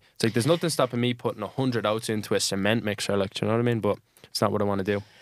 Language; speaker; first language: English; native; English